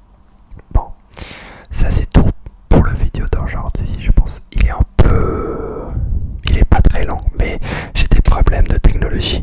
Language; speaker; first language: French; non-native, fluent; English